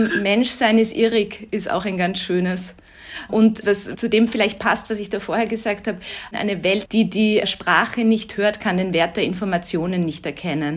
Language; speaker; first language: German; native; German